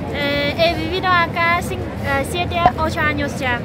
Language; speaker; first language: Spanish; non-native, learner; Chinese